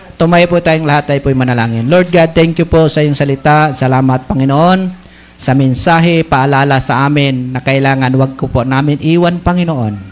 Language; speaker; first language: Filipino; non-native, local second language; Bikol